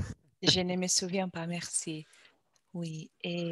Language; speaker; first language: French; non-native, learner; Portuguese